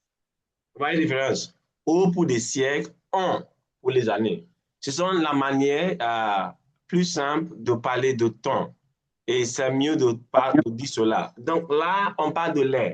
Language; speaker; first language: French; non-native, fluent; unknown